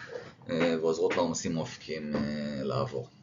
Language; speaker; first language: Hebrew; native; Hebrew